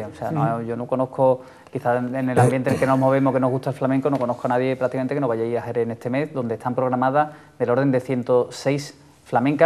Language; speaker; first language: Spanish; native; Spanish